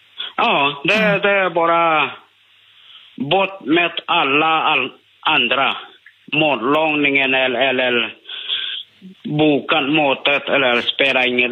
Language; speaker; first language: Swedish; non-native, learner; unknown